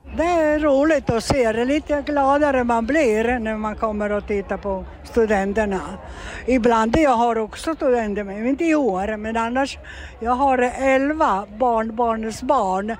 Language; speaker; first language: Swedish; non-native, fluent; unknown